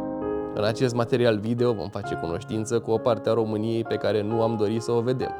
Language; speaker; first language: Romanian; native; Romanian